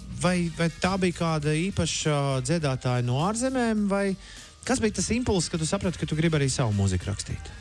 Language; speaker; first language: Latvian; native; Latvian